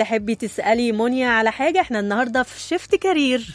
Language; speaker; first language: Arabic; native; Arabic